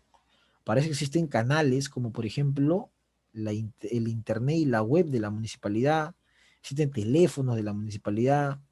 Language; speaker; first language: Spanish; native; Spanish